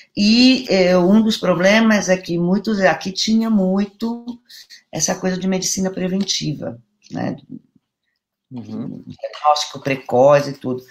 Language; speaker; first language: Portuguese; non-native, fluent; Italian